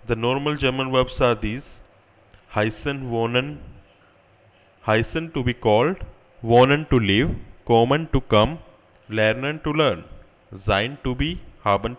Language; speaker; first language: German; non-native, learner; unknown